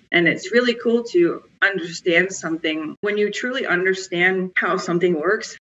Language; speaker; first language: English; native; English